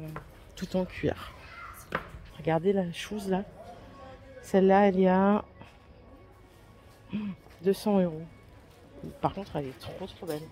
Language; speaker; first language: French; native; French